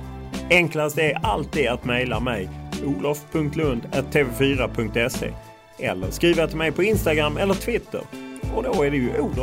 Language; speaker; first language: Swedish; native; Swedish